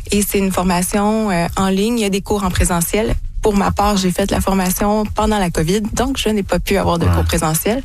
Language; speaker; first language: French; native; French